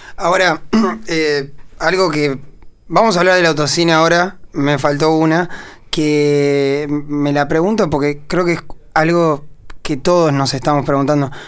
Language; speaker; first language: Spanish; native; Spanish